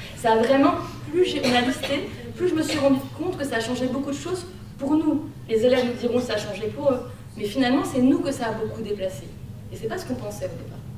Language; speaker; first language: French; native; French